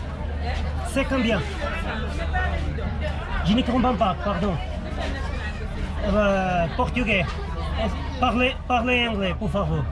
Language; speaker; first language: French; non-native, learner; Portuguese